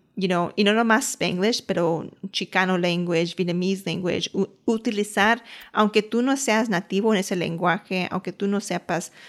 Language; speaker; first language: Spanish; early bilingual, heritage; Spanish